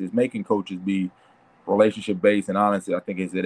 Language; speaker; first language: English; native; English